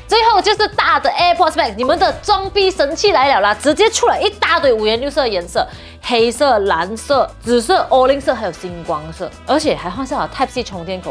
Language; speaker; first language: Chinese; non-native, local second language; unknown